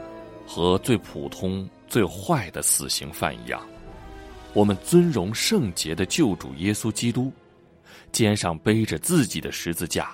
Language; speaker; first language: Chinese; native; Chinese